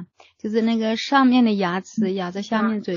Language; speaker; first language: Chinese; native; Chinese